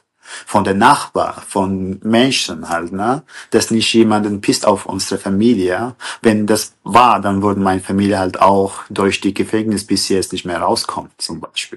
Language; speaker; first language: German; non-native, fluent; Kurdish